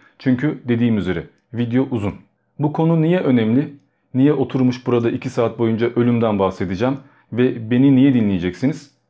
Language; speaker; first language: Turkish; early bilingual, other home language; Albanian